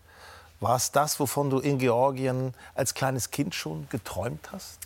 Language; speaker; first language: German; native; German